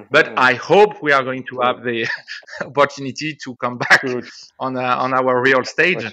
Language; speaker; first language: English; non-native, fluent; French